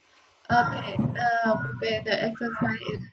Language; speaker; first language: English; non-native, learner; Vietnamese